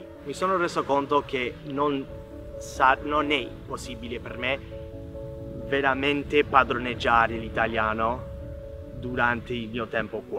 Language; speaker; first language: Italian; non-native, fluent; English